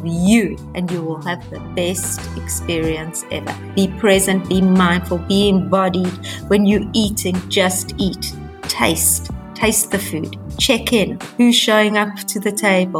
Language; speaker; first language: English; native; English